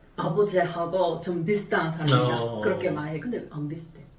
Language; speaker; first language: Korean; non-native, fluent; Japanese